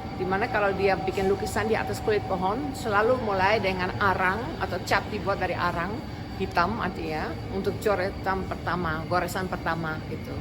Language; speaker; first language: Indonesian; non-native, fluent; Dutch